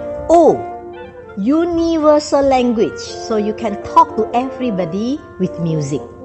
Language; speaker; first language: English; non-native, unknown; Indonesian